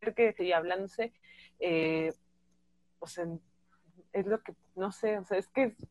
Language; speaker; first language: Spanish; native; Spanish